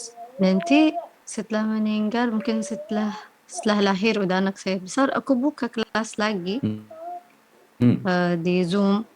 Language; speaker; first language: Indonesian; non-native, learner; Arabic